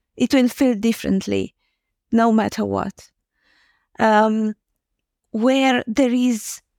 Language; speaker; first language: English; non-native, fluent; Romanian